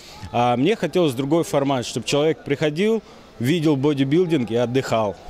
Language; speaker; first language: Russian; native; Russian